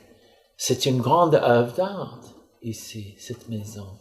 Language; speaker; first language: French; non-native, fluent; English